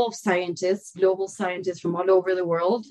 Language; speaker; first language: English; non-native, fluent; Spanish